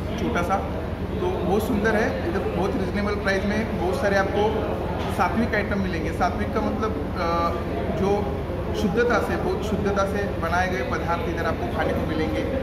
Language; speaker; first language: Hindi; native; Hindi